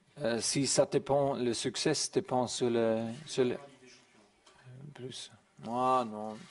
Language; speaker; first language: French; non-native, learner; German